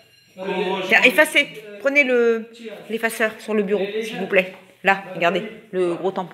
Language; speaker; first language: French; native; French